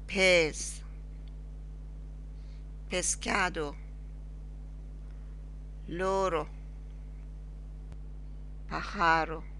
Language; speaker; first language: Spanish; non-native, learner; Persian